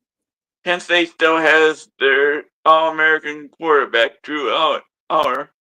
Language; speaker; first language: English; native; English